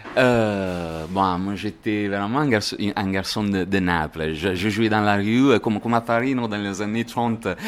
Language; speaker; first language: French; non-native, learner; Italian